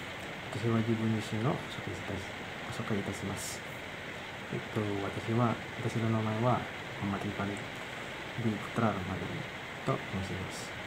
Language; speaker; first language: Japanese; non-native, learner; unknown